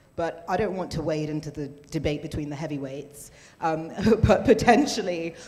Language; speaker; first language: English; native; English